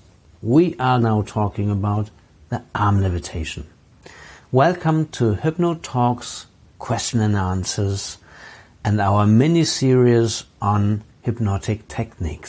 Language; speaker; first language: English; non-native, fluent; German